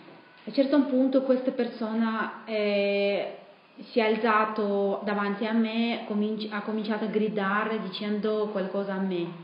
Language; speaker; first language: Italian; non-native, fluent; Russian